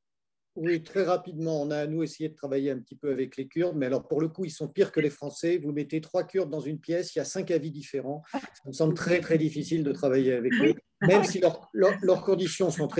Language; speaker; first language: French; native; French